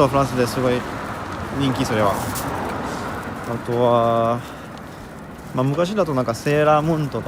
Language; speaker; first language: Japanese; non-native, learner; French